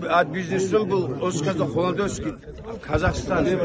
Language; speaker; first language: Russian; non-native, local second language; Chechen